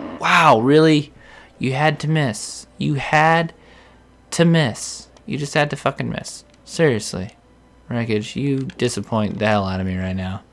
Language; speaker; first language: English; native; English